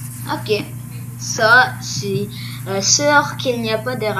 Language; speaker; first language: French; early bilingual, other home language; Korean